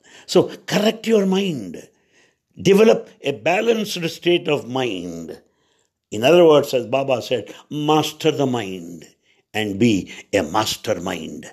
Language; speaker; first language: English; non-native, local second language; Telugu